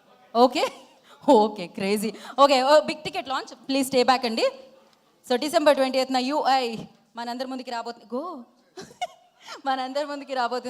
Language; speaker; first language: Telugu; native; Telugu